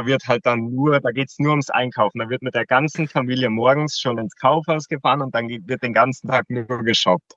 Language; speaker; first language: German; native; German